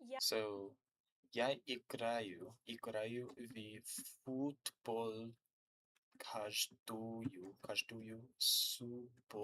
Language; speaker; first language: Russian; non-native, learner; English